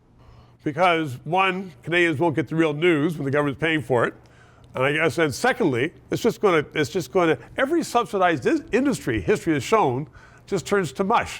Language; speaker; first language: English; native; English